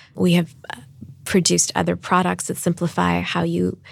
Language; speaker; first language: English; non-native, local second language; Urdu